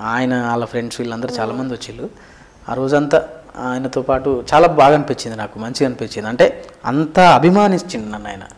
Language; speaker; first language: Telugu; native; Telugu